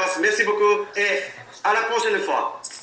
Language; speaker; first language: French; non-native, learner; Japanese